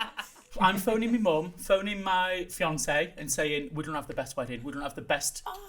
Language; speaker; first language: English; native; English